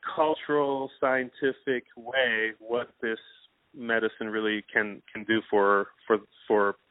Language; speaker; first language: English; non-native, fluent; Persian